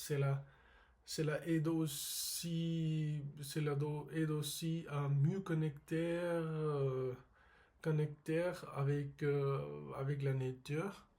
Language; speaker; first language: French; non-native, learner; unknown